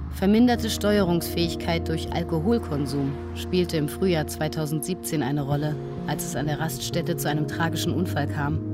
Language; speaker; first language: German; native; German